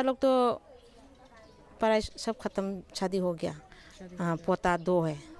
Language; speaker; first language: Hindi; non-native, local second language; Manipuri